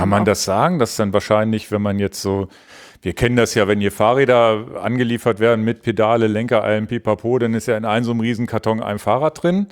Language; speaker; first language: German; native; German